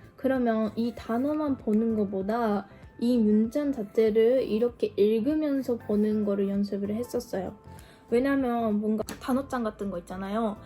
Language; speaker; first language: Korean; non-native, fluent; Japanese